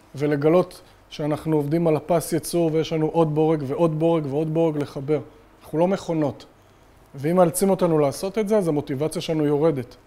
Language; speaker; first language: Hebrew; native; Hebrew